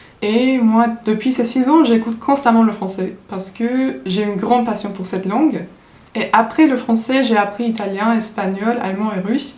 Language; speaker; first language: French; non-native, fluent; Turkish